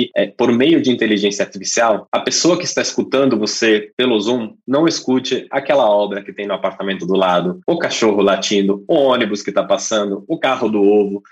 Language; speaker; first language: Portuguese; non-native, fluent; English